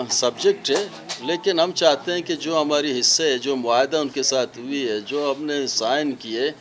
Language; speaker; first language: Urdu; non-native, local second language; Baluchi